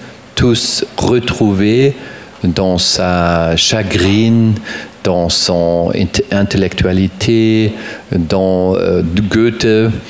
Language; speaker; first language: French; non-native, fluent; German